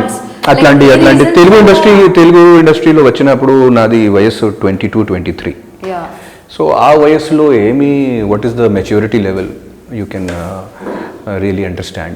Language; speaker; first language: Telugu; non-native, local second language; Hindi